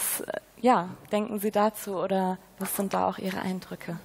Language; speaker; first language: German; native; German